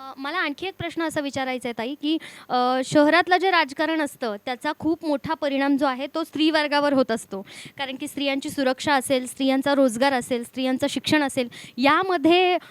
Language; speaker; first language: Marathi; native; Marathi